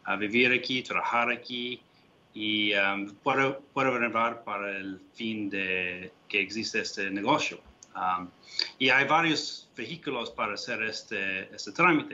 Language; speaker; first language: Spanish; non-native, fluent; English